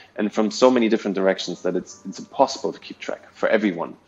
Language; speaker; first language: English; non-native, fluent; German